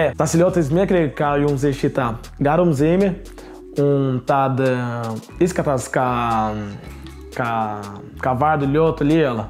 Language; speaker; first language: Latvian; non-native, learner; Portuguese